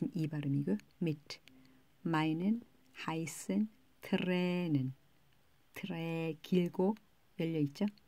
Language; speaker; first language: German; non-native, fluent; Korean